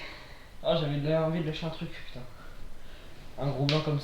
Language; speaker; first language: French; native; French